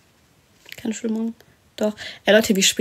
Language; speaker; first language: German; early bilingual, other home language; Arabic